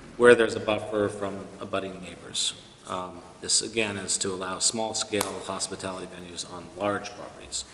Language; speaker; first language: English; native; English